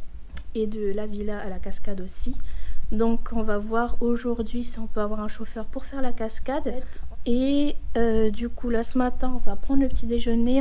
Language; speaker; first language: French; native; French